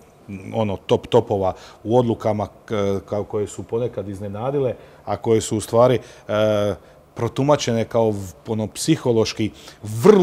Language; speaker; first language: Croatian; native; Croatian